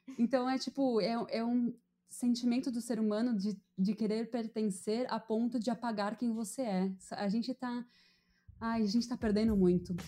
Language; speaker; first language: Portuguese; native; Portuguese